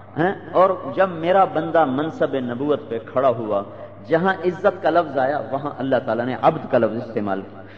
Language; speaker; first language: Urdu; non-native, local second language; Punjabi